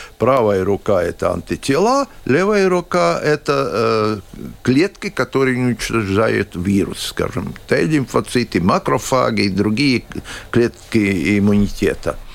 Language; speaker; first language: Russian; non-native, local second language; Latvian